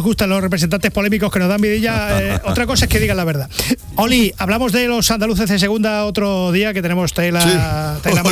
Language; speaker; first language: Spanish; native; Spanish